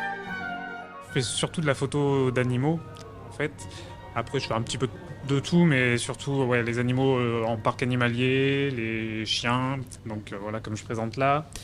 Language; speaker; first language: French; native; French